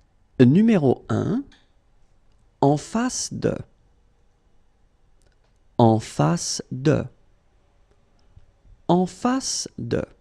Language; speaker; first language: French; native; French